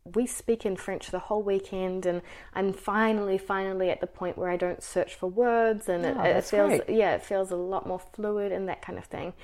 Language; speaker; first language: English; native; English